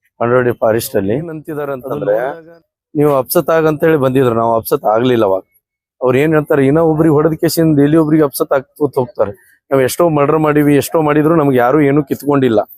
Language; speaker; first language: Kannada; non-native, local second language; Lambadi